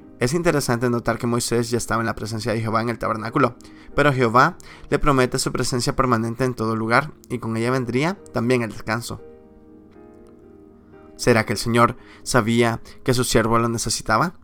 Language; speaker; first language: Spanish; native; Spanish